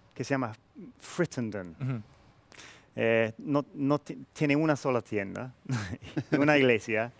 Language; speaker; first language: Spanish; non-native, fluent; English